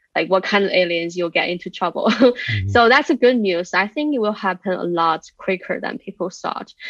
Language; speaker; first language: English; non-native, fluent; Chinese